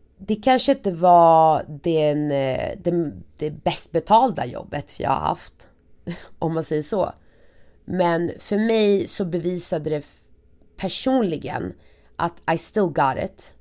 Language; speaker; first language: Swedish; early bilingual, other home language; Arabic